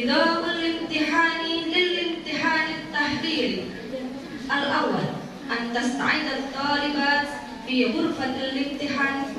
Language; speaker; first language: Arabic; non-native, learner; Indonesian